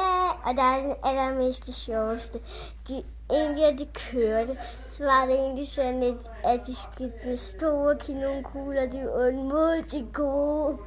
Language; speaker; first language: Danish; early bilingual, other home language; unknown